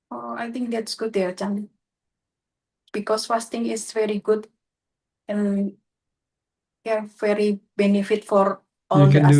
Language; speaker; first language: English; non-native, learner; Indonesian